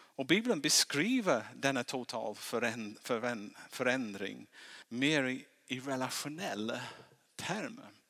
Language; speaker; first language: Swedish; non-native, fluent; English